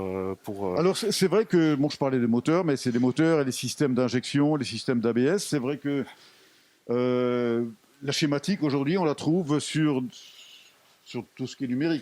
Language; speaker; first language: French; native; French